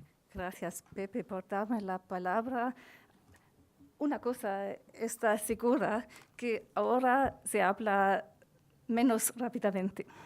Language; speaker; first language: Spanish; non-native, fluent; German